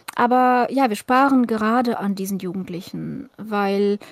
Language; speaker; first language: German; early bilingual, other home language; Russian